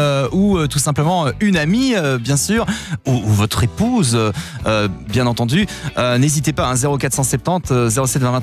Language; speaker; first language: French; native; French